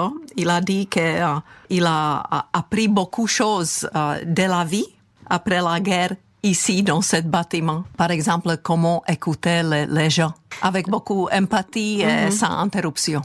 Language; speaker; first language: French; non-native, fluent; Czech